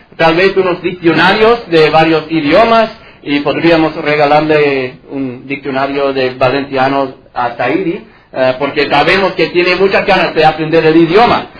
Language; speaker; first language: Spanish; non-native, fluent; English